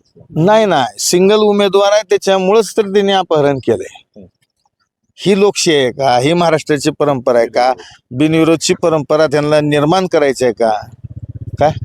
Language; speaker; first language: Marathi; native; Marathi